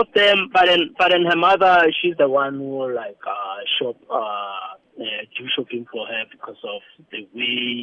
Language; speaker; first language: English; non-native, local second language; Zulu